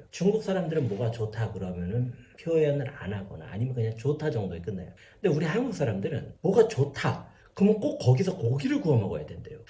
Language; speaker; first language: Korean; native; Korean